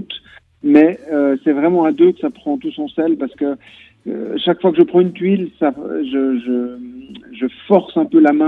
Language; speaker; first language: French; native; French